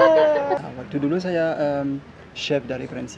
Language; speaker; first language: Indonesian; non-native, learner; French